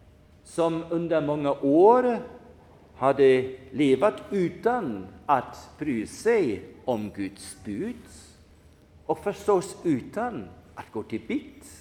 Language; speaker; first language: Swedish; non-native, fluent; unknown